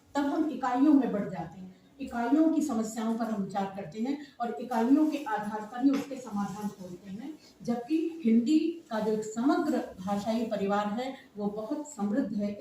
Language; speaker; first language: Hindi; native; Hindi